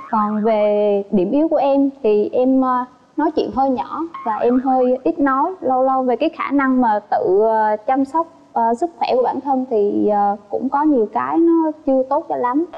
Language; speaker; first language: Vietnamese; native; Vietnamese